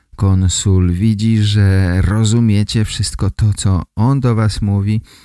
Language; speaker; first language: Polish; native; Polish